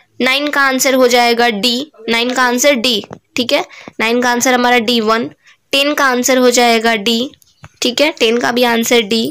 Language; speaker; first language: Hindi; native; Hindi